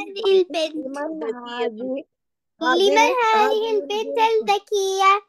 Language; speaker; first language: Arabic; non-native, learner; Urdu